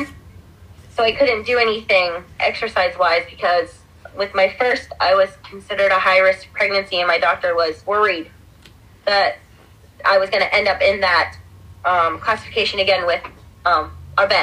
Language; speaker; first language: English; native; English